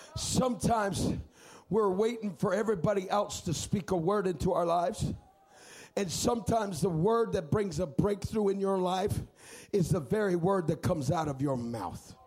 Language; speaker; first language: English; native; English